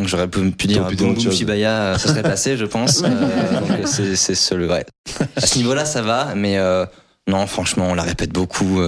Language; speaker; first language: French; native; French